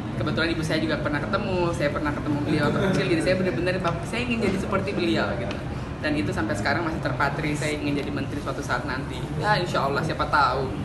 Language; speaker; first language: Indonesian; native; Indonesian